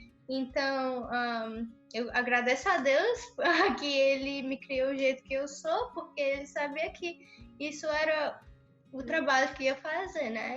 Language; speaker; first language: Portuguese; early bilingual, other home language; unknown